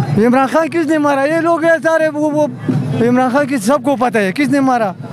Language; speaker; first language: Urdu; non-native, local second language; Pashto